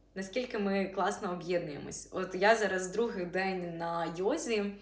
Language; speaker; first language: Ukrainian; non-native, local second language; Russian